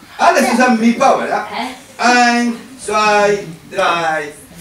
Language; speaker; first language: German; non-native, learner; Spanish